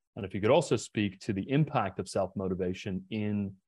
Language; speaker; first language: English; native; English